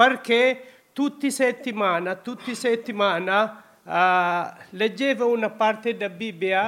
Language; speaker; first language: Italian; non-native, learner; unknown